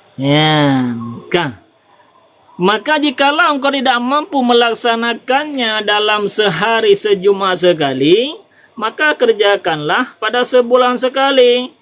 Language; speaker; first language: Malay; non-native, local second language; Achinese